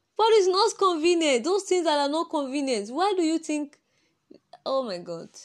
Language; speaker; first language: English; non-native, local second language; Yoruba